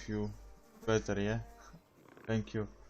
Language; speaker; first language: English; non-native, learner; Polish